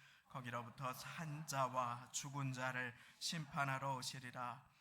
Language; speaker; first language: Korean; native; Korean